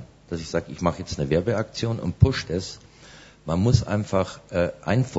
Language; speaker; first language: German; native; German